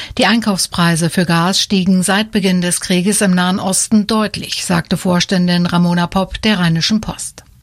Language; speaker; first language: German; native; German